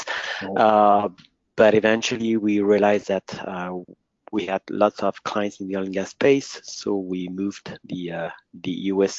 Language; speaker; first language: English; non-native, fluent; French